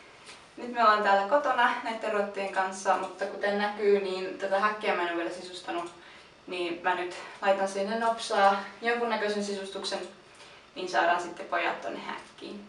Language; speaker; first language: Finnish; native; Finnish